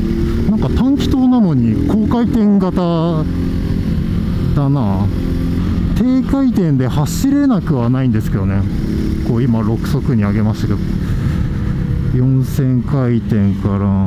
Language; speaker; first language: Japanese; native; Japanese